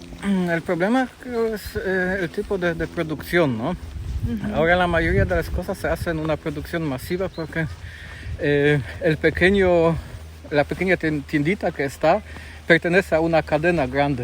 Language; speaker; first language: Spanish; non-native, fluent; Polish